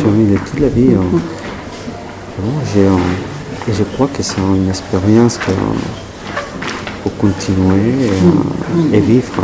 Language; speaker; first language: French; non-native, learner; Spanish